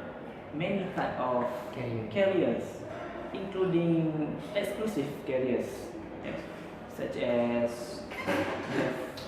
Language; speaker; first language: English; non-native, learner; Malay